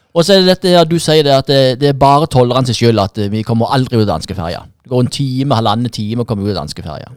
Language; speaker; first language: Norwegian; native; Norwegian